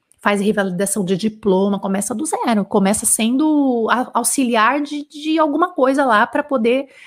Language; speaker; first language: Portuguese; native; Portuguese